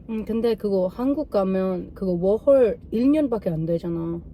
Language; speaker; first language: Korean; non-native, learner; English